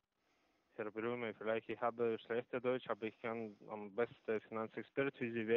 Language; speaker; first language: German; non-native, learner; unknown